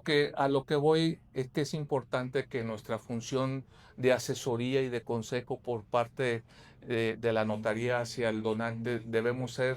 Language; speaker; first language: Spanish; native; Spanish